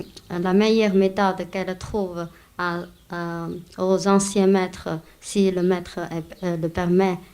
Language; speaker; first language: French; non-native, fluent; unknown